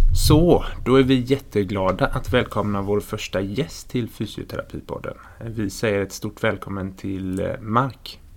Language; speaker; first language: Swedish; native; Swedish